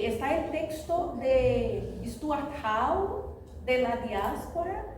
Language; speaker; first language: Spanish; non-native, fluent; Portuguese